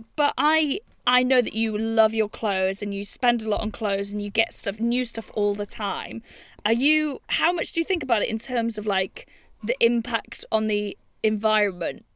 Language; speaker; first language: English; native; English